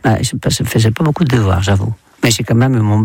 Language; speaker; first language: French; non-native, fluent; Dutch